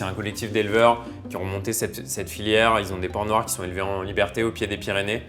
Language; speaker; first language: French; native; French